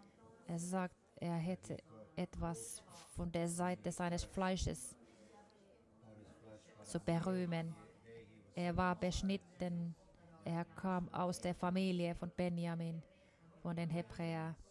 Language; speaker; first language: German; non-native, fluent; Finnish